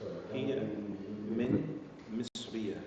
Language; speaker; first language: Arabic; non-native, learner; English